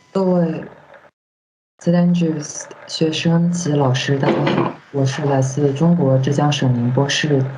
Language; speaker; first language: Chinese; native; Chinese